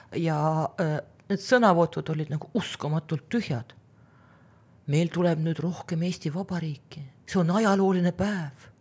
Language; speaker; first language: Estonian; non-native, local second language; Russian